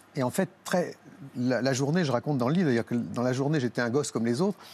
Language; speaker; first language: French; native; French